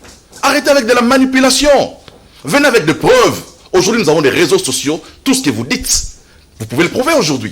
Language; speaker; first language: French; non-native, local second language; Lingala